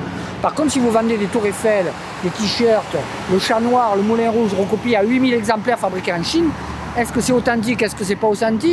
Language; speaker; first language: French; native; French